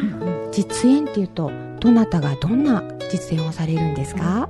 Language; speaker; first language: Japanese; native; Japanese